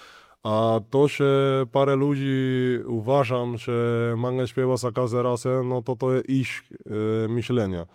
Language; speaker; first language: Polish; non-native, learner; Spanish